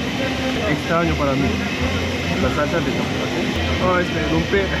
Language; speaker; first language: Spanish; non-native, learner; Korean